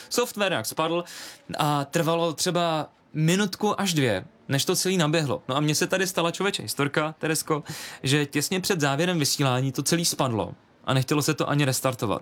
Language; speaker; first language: Czech; native; Czech